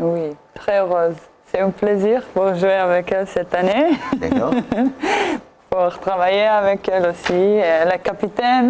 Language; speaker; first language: French; non-native, learner; Serbian